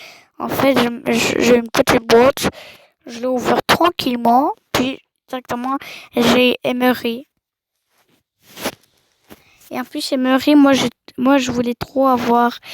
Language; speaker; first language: French; native; French